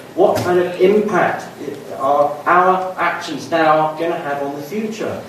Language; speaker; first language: English; native; English